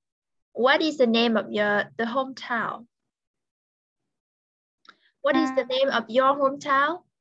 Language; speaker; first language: English; non-native, fluent; Vietnamese